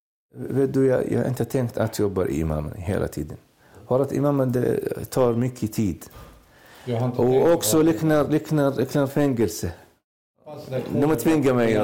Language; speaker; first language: Swedish; non-native, learner; Arabic